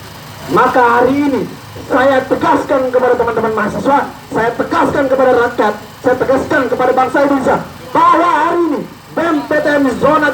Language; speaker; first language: Indonesian; native; Indonesian